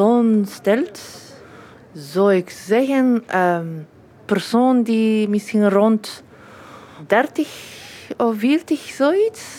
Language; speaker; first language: Dutch; non-native, learner; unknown